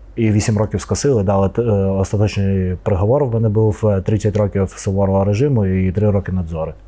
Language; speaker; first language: Ukrainian; non-native, local second language; Russian